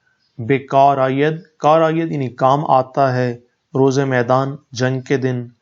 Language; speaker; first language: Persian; non-native, fluent; Urdu